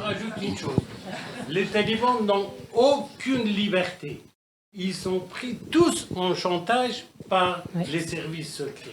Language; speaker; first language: French; non-native, fluent; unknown